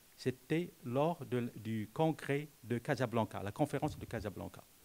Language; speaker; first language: French; non-native, local second language; Arabic